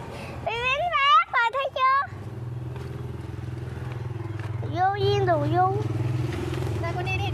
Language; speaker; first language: Vietnamese; native; Vietnamese